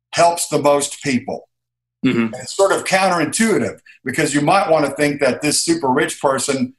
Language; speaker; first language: English; native; English